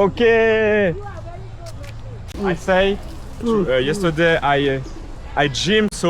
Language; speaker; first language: English; non-native, learner; French